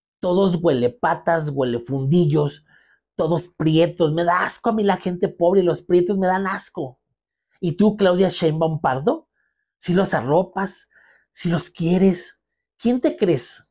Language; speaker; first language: Spanish; native; Spanish